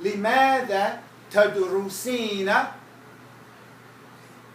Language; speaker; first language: Arabic; non-native, fluent; English